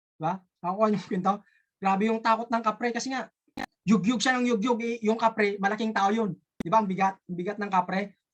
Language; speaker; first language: Filipino; native; Filipino